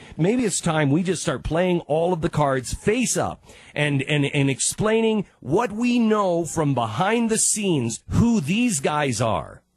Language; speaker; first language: English; native; English